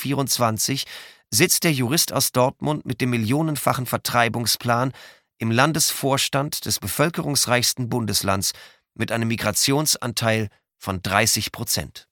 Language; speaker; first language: German; native; German